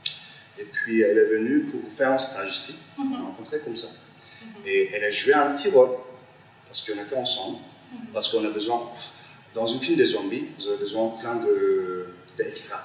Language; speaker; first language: French; non-native, fluent; Turkish